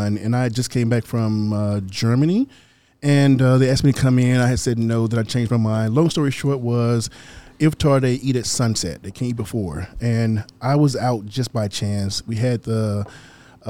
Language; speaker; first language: English; native; English